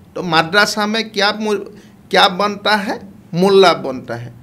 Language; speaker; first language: Hindi; non-native, local second language; Assamese